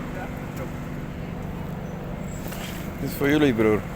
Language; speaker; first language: Dutch; non-native, learner; Polish